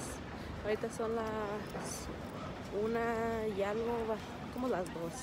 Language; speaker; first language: Spanish; early bilingual, heritage; Spanish